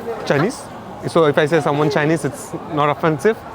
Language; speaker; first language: English; non-native, local second language; Hindi